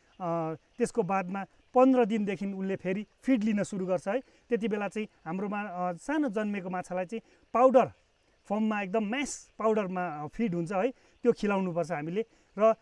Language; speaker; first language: Nepali; native; Nepali